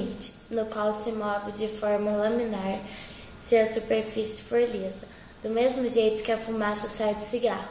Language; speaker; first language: Portuguese; native; Portuguese